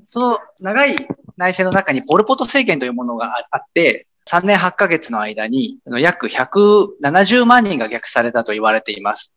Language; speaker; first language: Japanese; early bilingual, other home language; Khmer